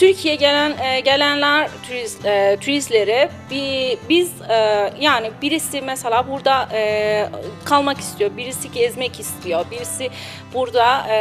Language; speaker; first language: Turkish; non-native, learner; Persian